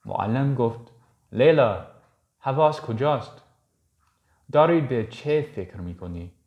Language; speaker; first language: Persian; non-native, learner; English